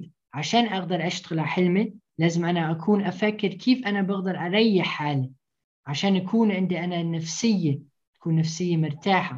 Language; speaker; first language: Arabic; early bilingual, heritage; Arabic